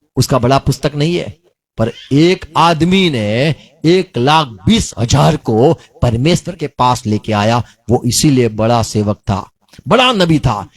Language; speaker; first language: Hindi; non-native, local second language; Gujarati